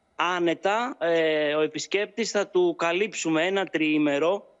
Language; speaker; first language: Greek; native; Greek